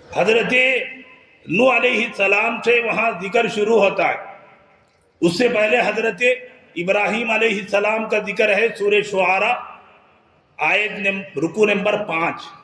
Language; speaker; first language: Urdu; native; Urdu